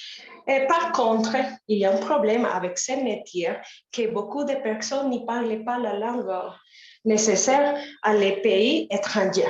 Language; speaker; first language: French; non-native, learner; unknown